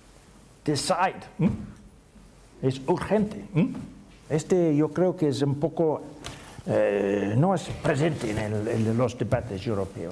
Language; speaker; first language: Spanish; non-native, learner; English